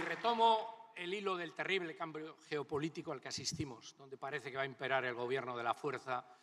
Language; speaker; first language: Spanish; native; Spanish